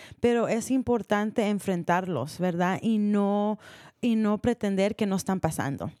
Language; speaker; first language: Spanish; early bilingual, heritage; Spanish